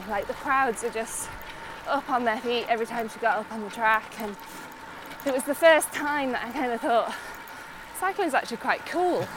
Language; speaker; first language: English; native; English